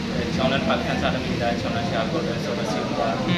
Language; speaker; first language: Korean; non-native, learner; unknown